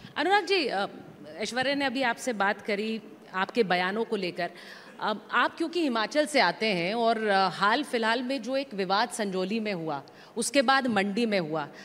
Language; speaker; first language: Hindi; native; Hindi